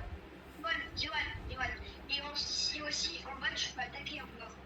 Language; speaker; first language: French; native; French